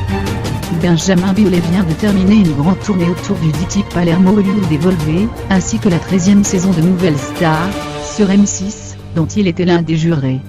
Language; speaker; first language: French; native; French